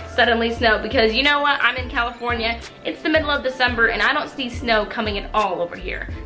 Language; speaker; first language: English; native; English